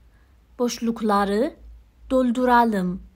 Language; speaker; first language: Turkish; non-native, fluent; Persian